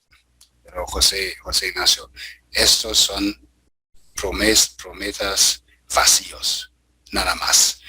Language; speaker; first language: Spanish; non-native, fluent; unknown